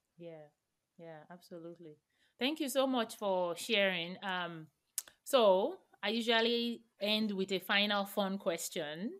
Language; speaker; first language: English; non-native, local second language; Yoruba